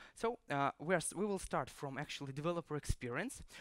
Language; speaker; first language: English; non-native, fluent; Ukrainian